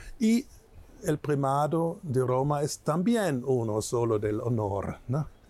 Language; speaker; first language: Spanish; non-native, fluent; German